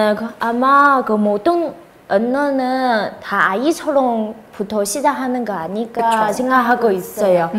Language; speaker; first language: Korean; non-native, fluent; Chinese